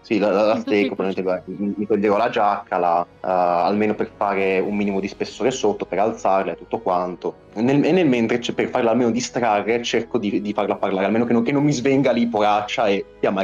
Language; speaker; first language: Italian; native; Italian